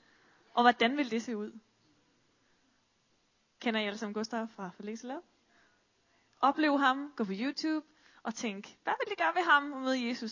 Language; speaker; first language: Danish; native; Danish